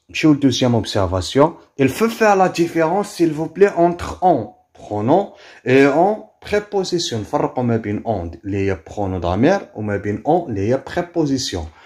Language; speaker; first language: French; non-native, local second language; Arabic